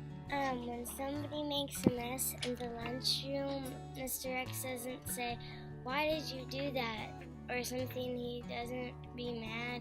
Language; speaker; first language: English; native; English